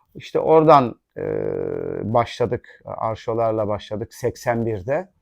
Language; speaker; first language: Turkish; native; Turkish